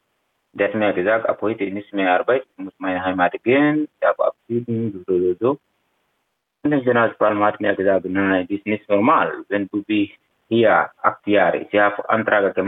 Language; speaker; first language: German; non-native, learner; Fula